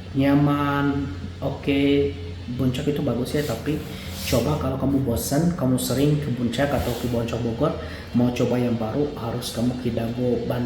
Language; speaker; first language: Indonesian; non-native, fluent; Arabic